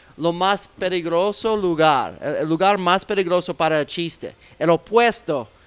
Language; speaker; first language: Spanish; non-native, learner; English